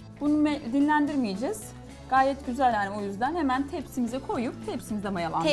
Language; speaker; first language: Turkish; native; Turkish